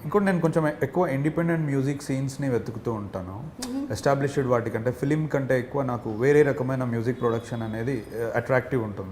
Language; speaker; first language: Telugu; native; Telugu